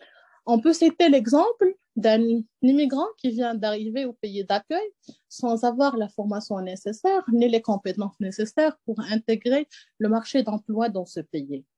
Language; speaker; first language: French; non-native, fluent; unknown